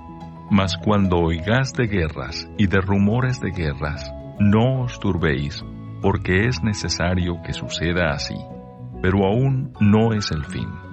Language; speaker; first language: Spanish; native; Spanish